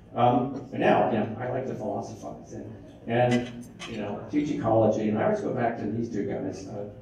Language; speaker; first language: English; native; English